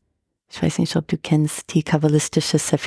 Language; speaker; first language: German; non-native, fluent; English